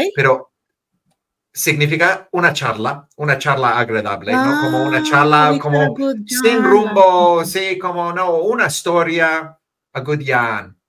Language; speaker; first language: Spanish; non-native, fluent; English